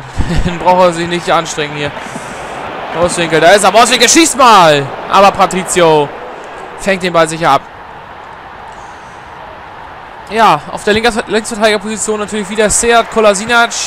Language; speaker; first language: German; native; German